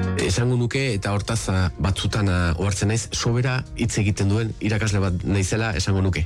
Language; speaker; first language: Basque; native; Basque